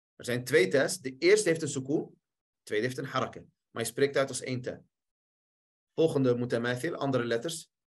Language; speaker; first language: Dutch; early bilingual, other home language; Arabic